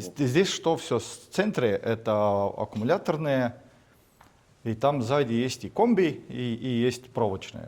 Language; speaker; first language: Russian; non-native, fluent; Estonian